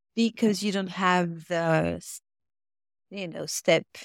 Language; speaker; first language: English; non-native, fluent; French